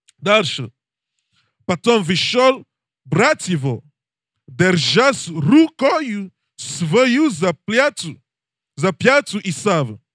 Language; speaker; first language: Russian; non-native, learner; English